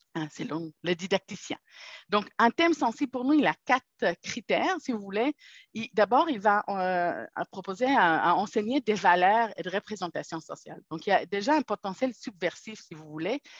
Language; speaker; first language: French; non-native, fluent; Hebrew